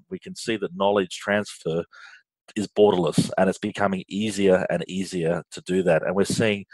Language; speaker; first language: English; native; English